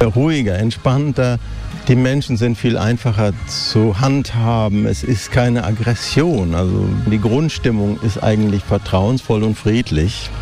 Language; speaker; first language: German; native; German